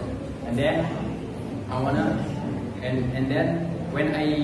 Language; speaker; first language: English; non-native, learner; Indonesian